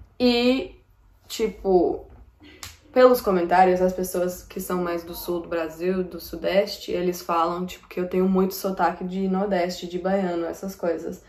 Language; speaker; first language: Portuguese; non-native, fluent; English